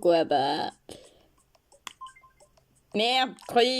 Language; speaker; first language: French; native; French